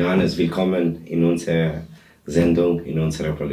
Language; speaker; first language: German; non-native, learner; Albanian